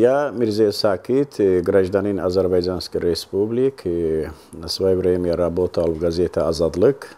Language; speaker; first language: Russian; non-native, local second language; Azerbaijani